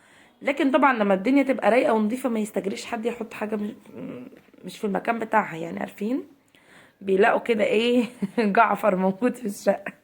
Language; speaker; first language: Arabic; native; Arabic